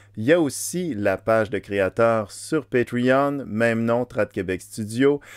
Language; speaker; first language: French; native; French